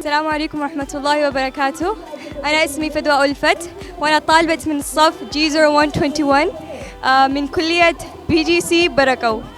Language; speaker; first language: Arabic; early bilingual, heritage; Arabic